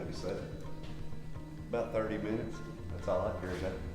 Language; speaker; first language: English; native; English